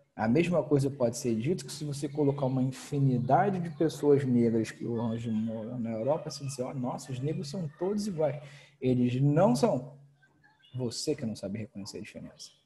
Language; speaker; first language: Portuguese; native; Portuguese